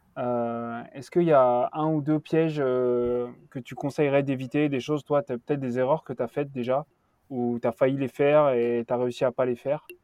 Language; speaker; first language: French; native; French